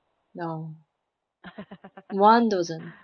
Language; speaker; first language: English; non-native, learner; Chinese